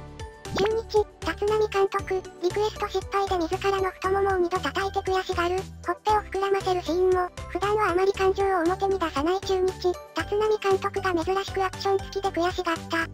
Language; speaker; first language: Japanese; native; Japanese